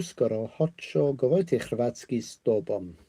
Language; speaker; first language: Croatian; non-native, learner; English